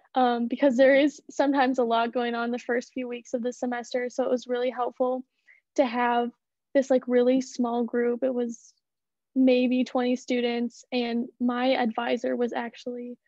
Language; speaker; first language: English; native; English